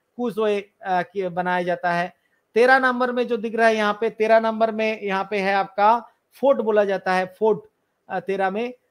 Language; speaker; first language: Hindi; non-native, local second language; Bangla